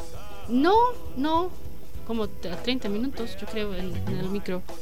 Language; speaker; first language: Spanish; non-native, learner; Portuguese